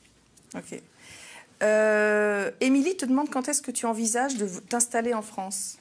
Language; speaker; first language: French; native; French